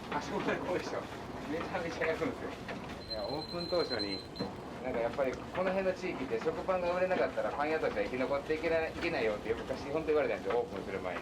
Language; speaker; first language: Japanese; native; Japanese